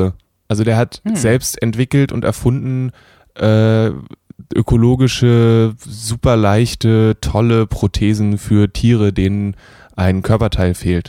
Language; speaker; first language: German; native; German